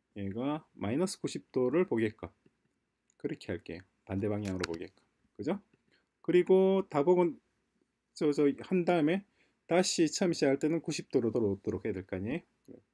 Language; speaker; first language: Korean; native; Korean